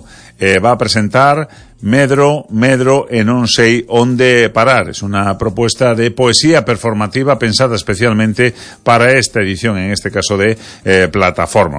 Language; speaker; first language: Spanish; native; Spanish